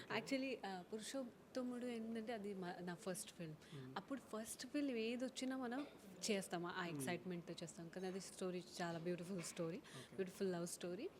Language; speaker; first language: Telugu; non-native, fluent; Hindi